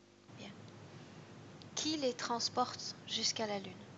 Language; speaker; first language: French; native; French